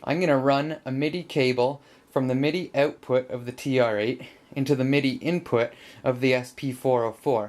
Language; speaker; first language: English; native; English